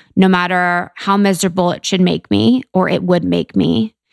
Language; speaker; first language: English; native; English